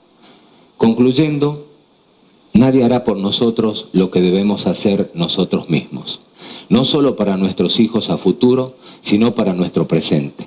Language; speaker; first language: Spanish; native; Spanish